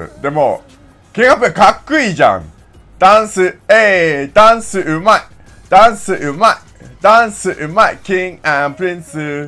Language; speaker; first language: Japanese; non-native, learner; English